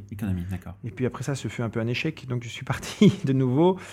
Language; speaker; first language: French; non-native, fluent; English